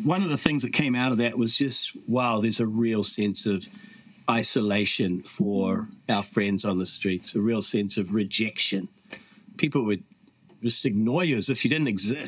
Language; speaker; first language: English; native; English